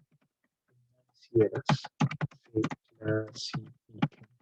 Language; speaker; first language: Spanish; native; Spanish